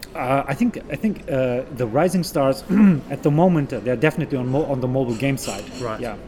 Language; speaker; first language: English; non-native, fluent; German